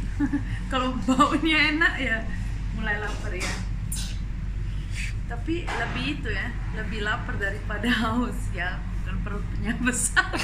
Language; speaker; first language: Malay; early bilingual, heritage; Malay